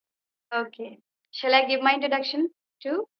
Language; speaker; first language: English; non-native, fluent; Bangla